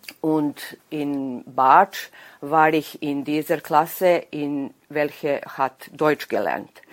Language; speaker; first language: German; non-native, local second language; Serbian